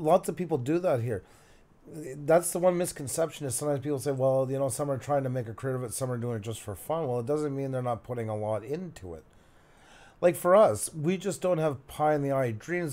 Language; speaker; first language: English; native; English